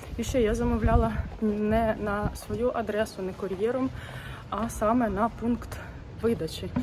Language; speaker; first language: Ukrainian; non-native, local second language; Russian